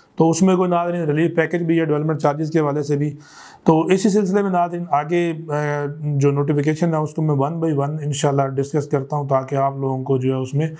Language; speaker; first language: Urdu; non-native, local second language; Punjabi